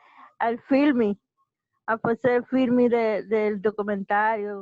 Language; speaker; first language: Portuguese; non-native, learner; Spanish